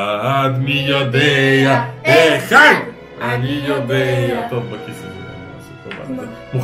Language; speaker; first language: Hebrew; native; Hebrew